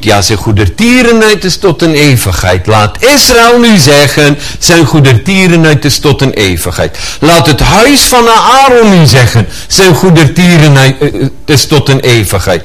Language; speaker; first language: Dutch; non-native, fluent; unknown